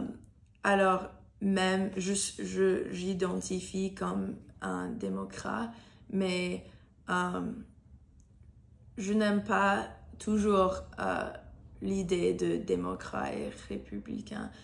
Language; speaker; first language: French; non-native, learner; English